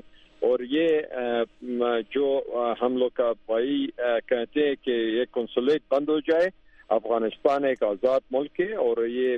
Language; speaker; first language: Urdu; non-native, fluent; Pashto